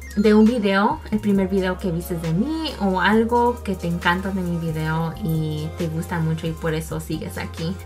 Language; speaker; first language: Spanish; early bilingual, heritage; Spanish